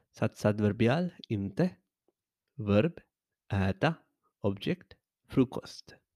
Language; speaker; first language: Swedish; non-native, learner; English